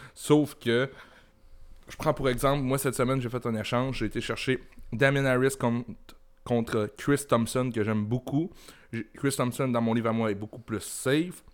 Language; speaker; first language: French; native; French